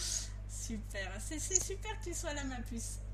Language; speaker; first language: French; native; French